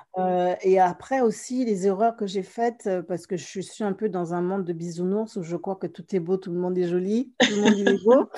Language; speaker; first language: French; native; French